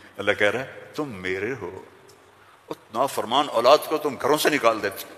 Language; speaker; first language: Urdu; non-native, local second language; Punjabi